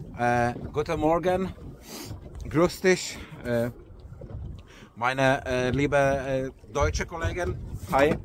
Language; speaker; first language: German; non-native, learner; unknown